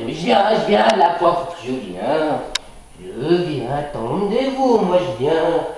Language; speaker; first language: French; non-native, learner; English